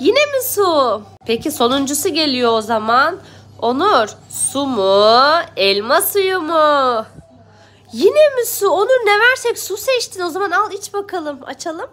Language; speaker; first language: Turkish; native; Turkish